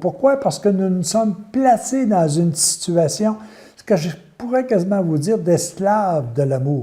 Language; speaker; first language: French; native; French